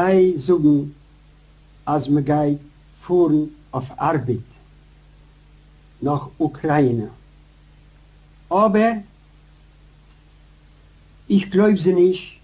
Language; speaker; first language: German; non-native, learner; Yiddish